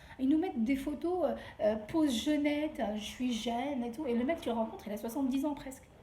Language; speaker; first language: French; early bilingual, other home language; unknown